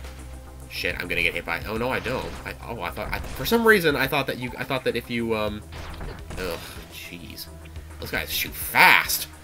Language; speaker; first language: English; native; English